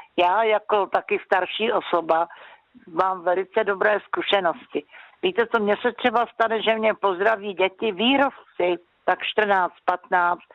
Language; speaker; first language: Czech; native; Czech